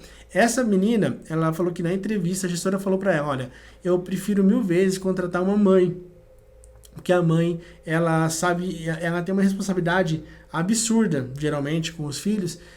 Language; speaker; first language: Portuguese; native; Portuguese